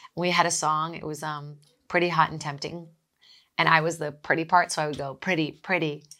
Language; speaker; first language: English; early bilingual, other home language; Portuguese